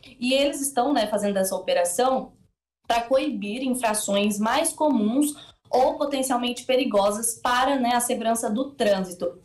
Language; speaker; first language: Portuguese; native; Portuguese